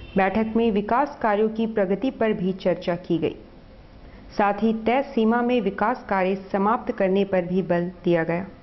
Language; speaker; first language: Hindi; native; Hindi